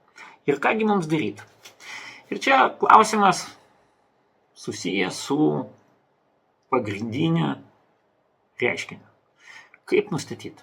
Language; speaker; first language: Lithuanian; non-native, local second language; Russian